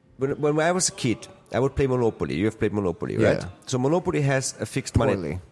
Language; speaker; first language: English; non-native, fluent; German